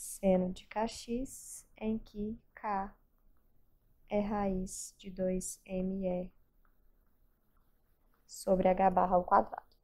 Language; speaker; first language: Portuguese; native; Portuguese